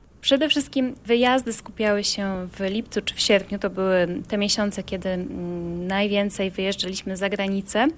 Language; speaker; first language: Polish; native; Polish